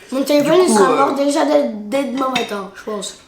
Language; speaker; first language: French; native; French